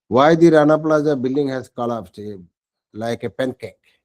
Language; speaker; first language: English; non-native, local second language; Bangla